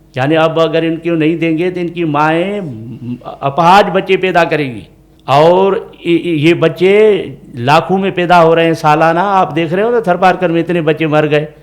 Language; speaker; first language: Urdu; non-native, local second language; Sindhi